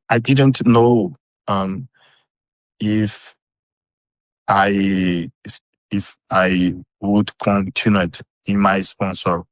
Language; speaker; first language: English; non-native, learner; Portuguese